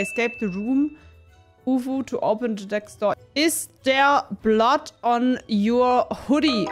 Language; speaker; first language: English; non-native, learner; German